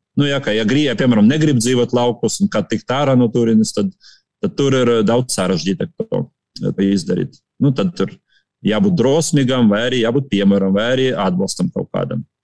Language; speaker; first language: Latvian; non-native, local second language; Russian